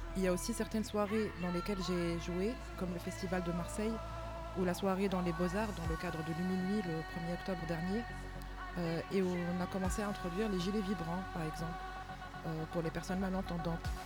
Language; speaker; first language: French; non-native, local second language; Arabic